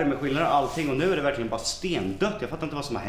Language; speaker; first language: Swedish; native; Swedish